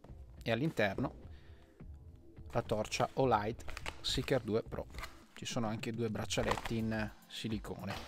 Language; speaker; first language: Italian; native; Italian